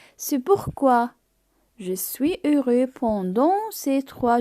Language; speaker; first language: French; non-native, fluent; Arabic